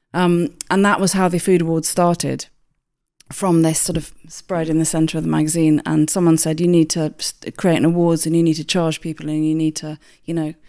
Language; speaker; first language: English; native; English